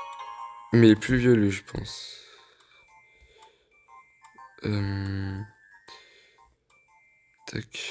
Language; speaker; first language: French; native; French